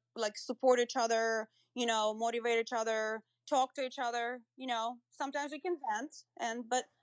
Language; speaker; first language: English; non-native, fluent; Russian